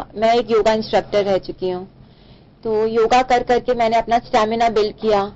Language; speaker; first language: Hindi; native; Hindi